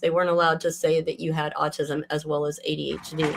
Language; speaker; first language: English; native; English